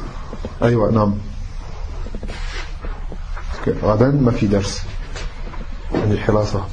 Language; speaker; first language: Arabic; non-native, fluent; French